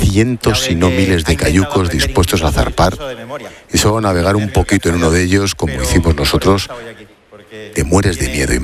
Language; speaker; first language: Spanish; native; Spanish